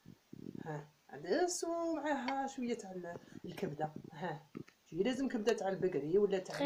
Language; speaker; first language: Arabic; native; Arabic